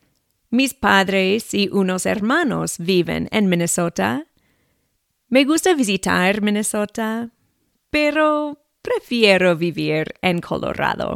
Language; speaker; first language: Spanish; non-native, fluent; English